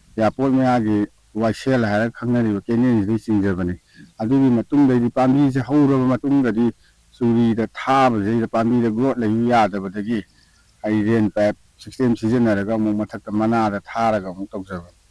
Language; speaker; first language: Manipuri; native; Manipuri